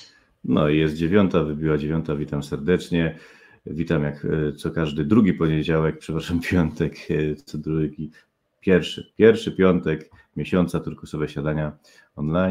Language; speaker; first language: Polish; native; Polish